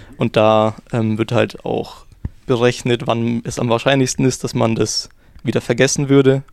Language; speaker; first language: German; early bilingual, other home language; Russian